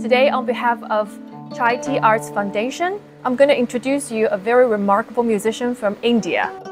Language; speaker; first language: English; non-native, fluent; Chinese